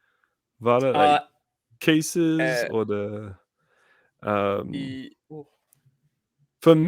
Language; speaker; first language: German; non-native, learner; English